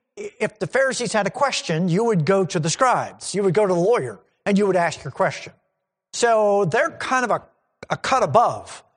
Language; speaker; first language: English; native; English